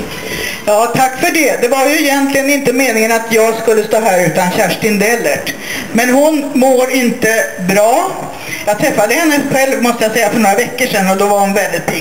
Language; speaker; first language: Swedish; native; Swedish